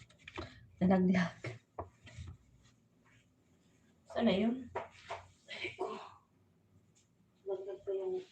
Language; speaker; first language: Filipino; non-native, local second language; Bikol